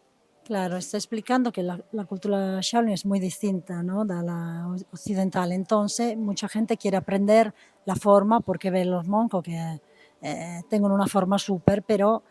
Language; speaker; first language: Spanish; non-native, fluent; Italian